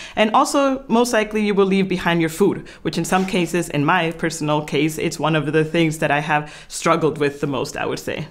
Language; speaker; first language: English; non-native, fluent; Spanish